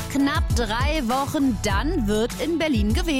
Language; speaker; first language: German; native; German